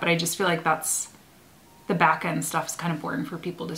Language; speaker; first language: English; native; English